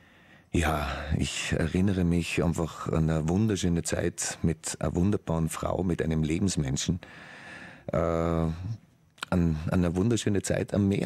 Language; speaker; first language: German; native; German